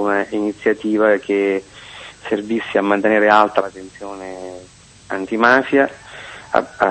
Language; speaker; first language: Italian; native; Italian